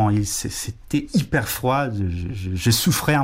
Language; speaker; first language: French; non-native, fluent; Spanish